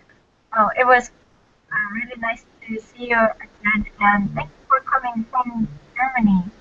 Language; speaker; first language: English; non-native, learner; Korean